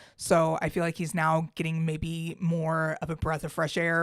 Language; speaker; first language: English; native; English